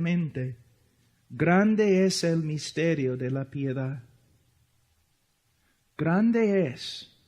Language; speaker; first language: Spanish; non-native, fluent; English